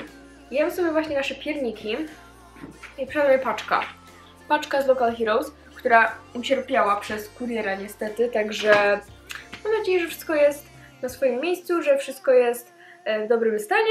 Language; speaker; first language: Polish; native; Polish